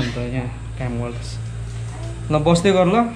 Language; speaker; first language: Nepali; native; Nepali